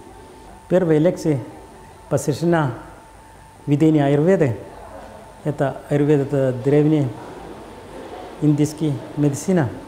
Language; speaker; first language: Russian; non-native, learner; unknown